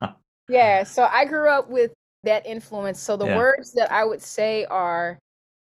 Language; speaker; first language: English; native; English